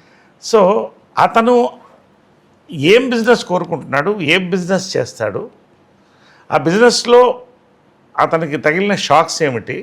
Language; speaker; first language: Telugu; native; Telugu